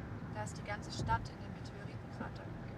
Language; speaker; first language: German; native; German